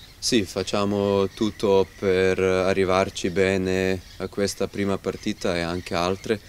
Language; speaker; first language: Italian; non-native, learner; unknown